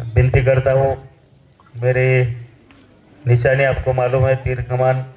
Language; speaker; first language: Hindi; non-native, local second language; Marathi